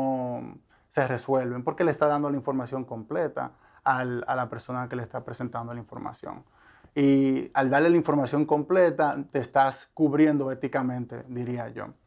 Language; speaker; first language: Spanish; native; Spanish